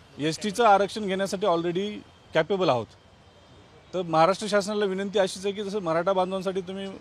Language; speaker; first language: Marathi; non-native, local second language; Lambadi